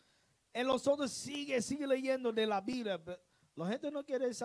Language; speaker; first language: Spanish; non-native, learner; English